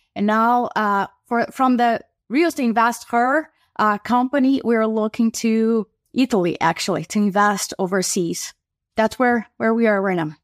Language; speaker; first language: English; non-native, fluent; Portuguese